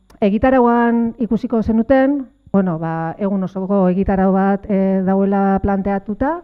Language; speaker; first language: Basque; native; Basque